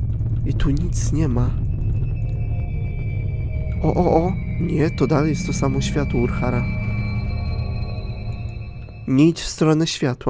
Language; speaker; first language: Polish; native; Polish